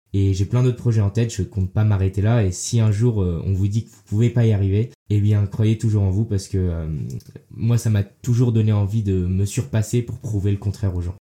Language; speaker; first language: French; early bilingual, heritage; French